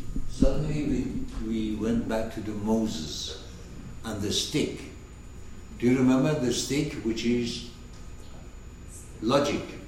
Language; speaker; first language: English; non-native, fluent; Persian